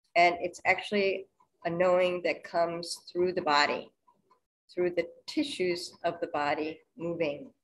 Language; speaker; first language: English; native; English